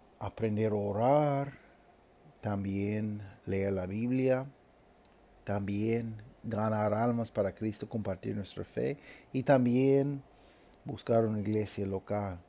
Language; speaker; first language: Spanish; non-native, fluent; English